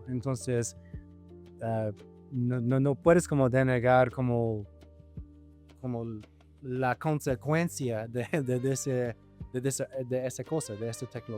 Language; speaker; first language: Spanish; non-native, fluent; English